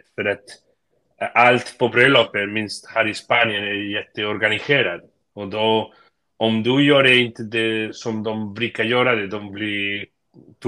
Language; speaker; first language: Swedish; early bilingual, heritage; Spanish